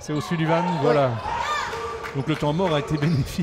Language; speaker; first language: French; native; French